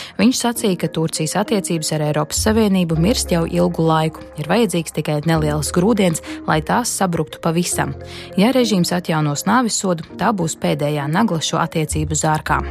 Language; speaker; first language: Latvian; native; Latvian